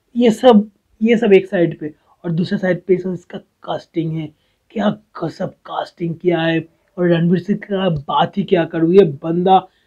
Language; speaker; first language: Hindi; non-native, local second language; Bangla